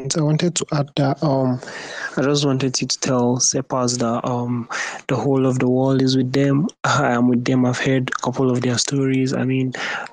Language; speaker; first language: English; non-native, local second language; Hausa